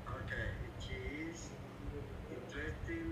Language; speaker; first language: English; non-native, learner; Spanish